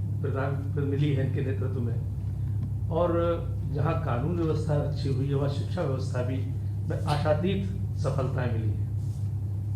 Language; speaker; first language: Hindi; native; Hindi